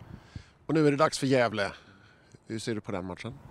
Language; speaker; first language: Swedish; native; Swedish